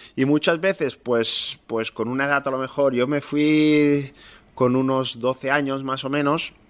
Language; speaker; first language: Spanish; non-native, local second language; Catalan